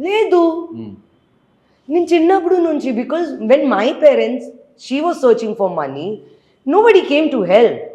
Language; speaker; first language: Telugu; non-native, local second language; Hindi